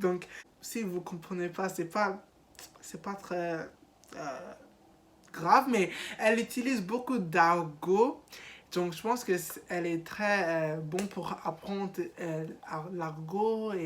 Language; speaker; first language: French; non-native, learner; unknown